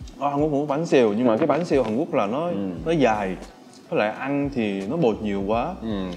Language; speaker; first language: Vietnamese; non-native, fluent; Korean